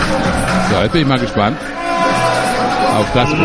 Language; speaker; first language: German; native; German